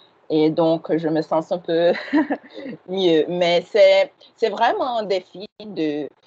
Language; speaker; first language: French; non-native, fluent; Portuguese